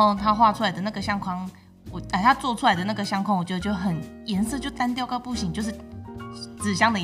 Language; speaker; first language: Chinese; native; Chinese